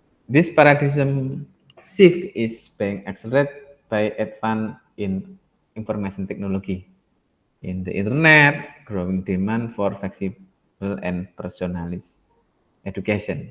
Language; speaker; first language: English; non-native, learner; Indonesian